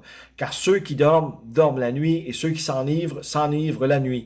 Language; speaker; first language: French; native; French